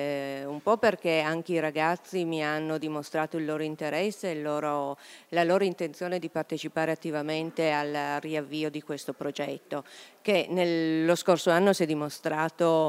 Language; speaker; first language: Italian; native; Italian